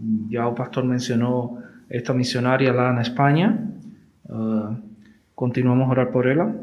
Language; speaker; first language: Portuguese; non-native, learner; Spanish